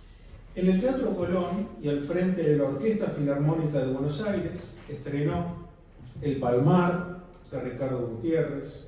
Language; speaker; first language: Spanish; native; Spanish